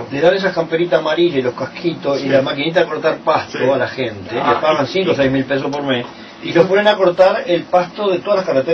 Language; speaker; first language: Spanish; native; Spanish